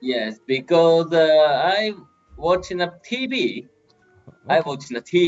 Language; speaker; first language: English; non-native, learner; Japanese